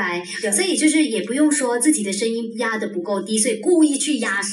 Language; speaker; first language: Chinese; native; Chinese